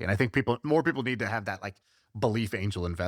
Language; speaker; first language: English; native; English